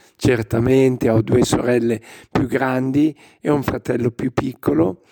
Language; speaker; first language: Italian; native; Italian